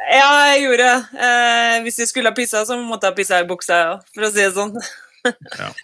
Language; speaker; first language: Norwegian; native; Norwegian